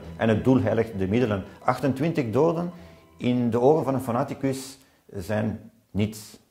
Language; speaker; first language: Dutch; native; Dutch